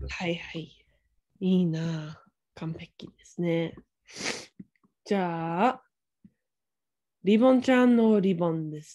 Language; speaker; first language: Japanese; non-native, fluent; English